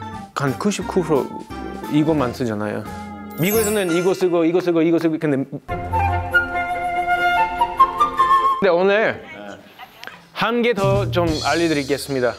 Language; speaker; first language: Korean; non-native, fluent; English